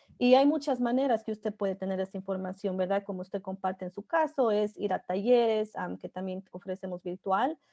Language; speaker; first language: Spanish; native; Spanish